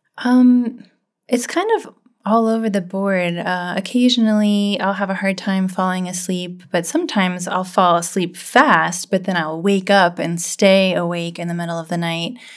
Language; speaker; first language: English; native; English